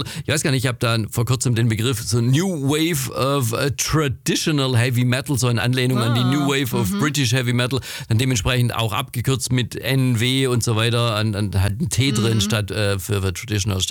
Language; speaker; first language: German; native; German